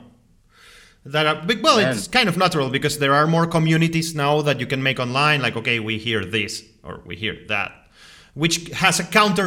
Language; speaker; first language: English; non-native, fluent; Spanish